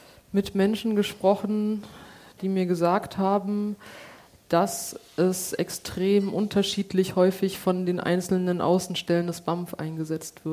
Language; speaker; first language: German; native; German